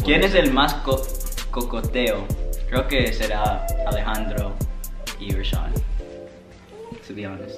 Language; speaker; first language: Spanish; early bilingual, heritage; Spanish